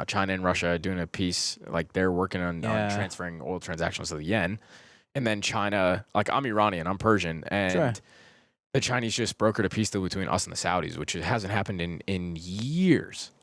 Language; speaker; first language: English; early bilingual, heritage; Persian